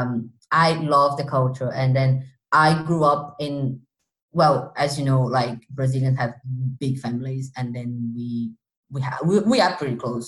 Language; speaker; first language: English; non-native, fluent; Portuguese